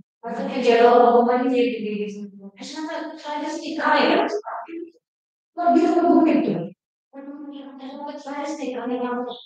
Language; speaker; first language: Russian; non-native, local second language; Kazakh